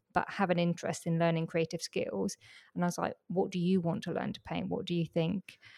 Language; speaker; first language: English; native; English